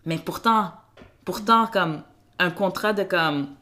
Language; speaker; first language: French; early bilingual, other home language; Kinyarwanda